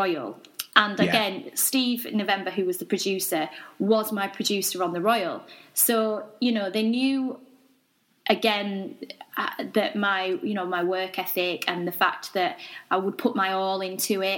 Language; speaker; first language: English; native; English